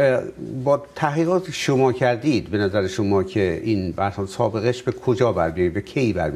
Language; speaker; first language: Persian; native; Persian